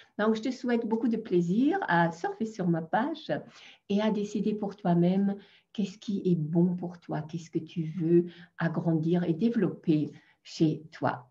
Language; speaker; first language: French; non-native, fluent; German